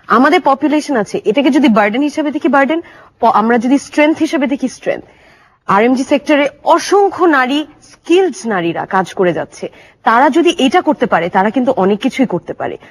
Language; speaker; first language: Bangla; native; Bangla